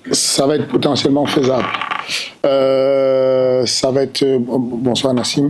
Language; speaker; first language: French; native; French